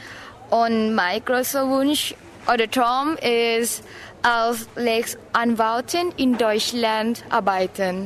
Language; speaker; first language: German; non-native, learner; Thai